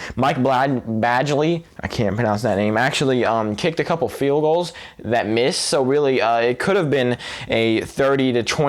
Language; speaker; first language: English; native; English